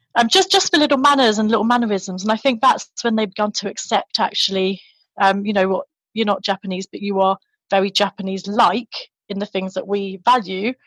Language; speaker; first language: English; native; English